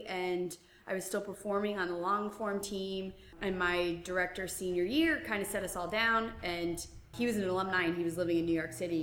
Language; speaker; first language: English; native; English